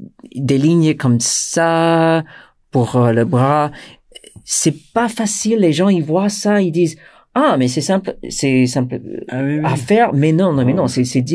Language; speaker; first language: French; non-native, fluent; English